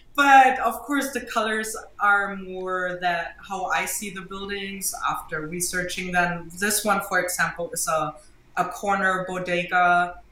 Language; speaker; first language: English; non-native, fluent; German